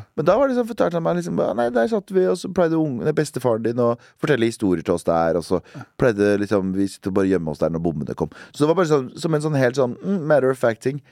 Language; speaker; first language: Norwegian; early bilingual, other home language; Central Kurdish